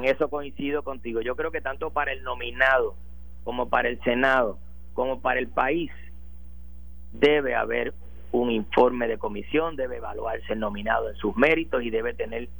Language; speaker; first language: Spanish; native; Spanish